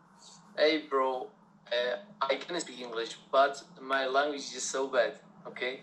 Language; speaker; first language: English; non-native, learner; Persian